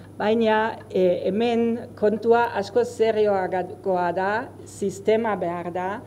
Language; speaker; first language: Basque; non-native, fluent; German